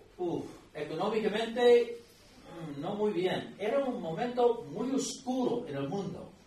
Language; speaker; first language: Spanish; non-native, fluent; English